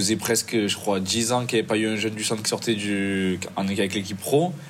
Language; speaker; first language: French; native; French